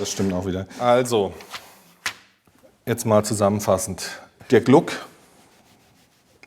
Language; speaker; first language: German; native; German